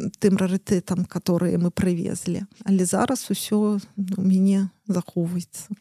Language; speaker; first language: Belarusian; non-native, local second language; Russian